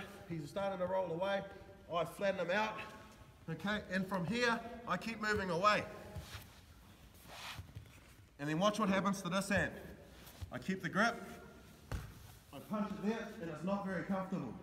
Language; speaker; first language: English; native; English